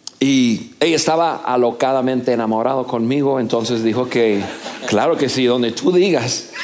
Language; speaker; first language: Spanish; non-native, fluent; English